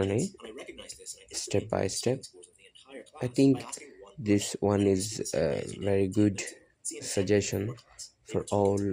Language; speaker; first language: English; non-native, learner; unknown